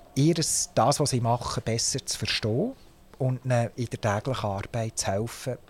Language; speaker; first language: German; native; German